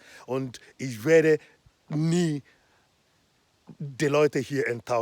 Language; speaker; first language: German; non-native, fluent; Igbo